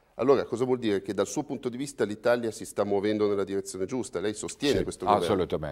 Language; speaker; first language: Italian; native; Italian